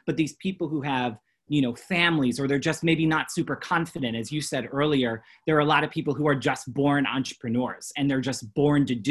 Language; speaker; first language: English; native; English